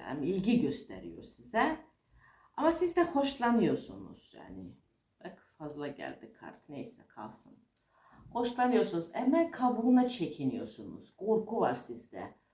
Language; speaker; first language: Turkish; non-native, fluent; Russian